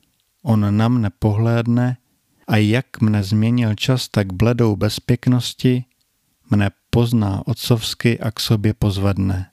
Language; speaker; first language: Czech; native; Czech